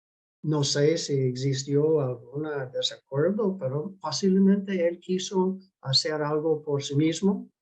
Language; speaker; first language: Spanish; non-native, fluent; English